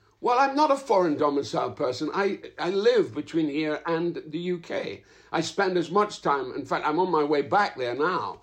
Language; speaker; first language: English; native; English